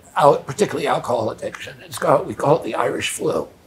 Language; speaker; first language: English; native; English